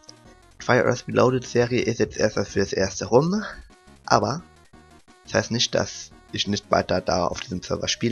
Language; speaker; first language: German; native; German